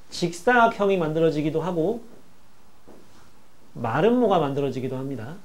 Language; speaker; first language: Korean; native; Korean